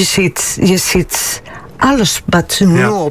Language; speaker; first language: Dutch; non-native, fluent; Spanish